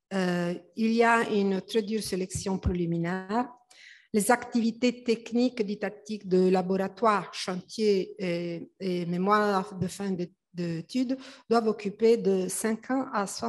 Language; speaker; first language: French; non-native, fluent; Italian